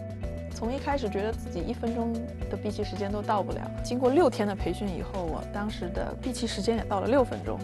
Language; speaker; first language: Chinese; native; Chinese